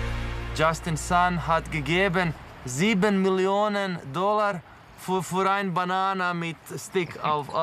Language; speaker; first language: German; non-native, learner; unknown